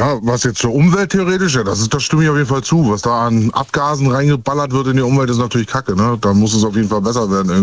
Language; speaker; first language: German; native; German